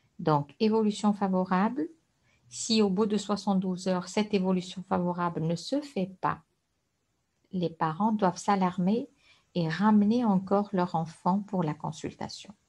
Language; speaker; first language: French; non-native, local second language; Arabic